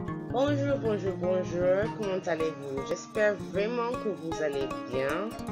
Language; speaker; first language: French; non-native, fluent; English